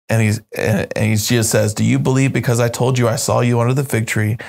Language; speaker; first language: English; native; English